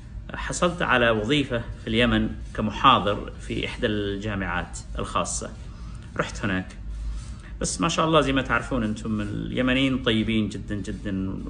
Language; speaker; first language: Arabic; non-native, fluent; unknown